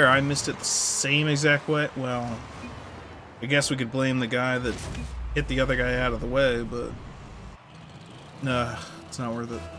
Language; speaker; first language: English; native; English